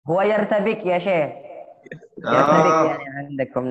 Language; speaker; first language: Arabic; non-native, fluent; Indonesian